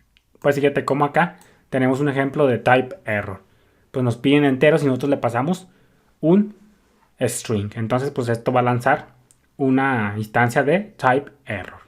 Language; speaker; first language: Spanish; native; Spanish